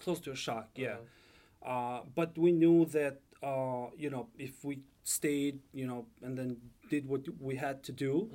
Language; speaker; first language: English; non-native, fluent; Albanian